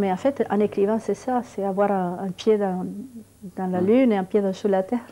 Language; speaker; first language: French; non-native, fluent; Spanish